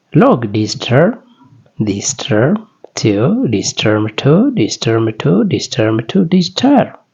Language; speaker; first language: English; non-native, local second language; Amharic